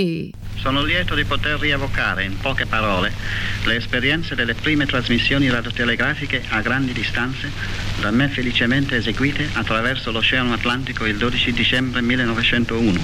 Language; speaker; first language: Italian; native; Italian